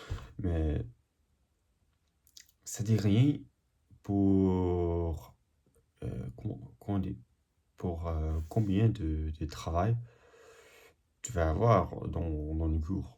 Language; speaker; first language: French; non-native, learner; English